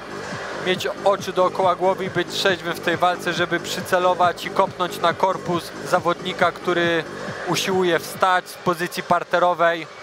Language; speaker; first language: Polish; native; Polish